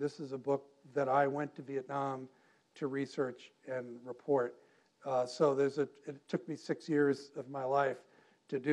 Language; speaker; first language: English; native; English